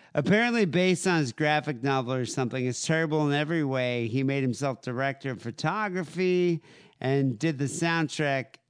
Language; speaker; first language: English; native; English